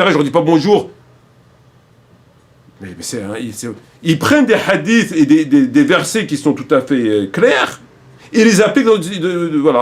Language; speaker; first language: French; native; French